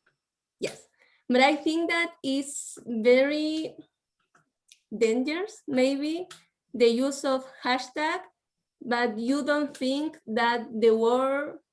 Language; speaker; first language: English; non-native, learner; Spanish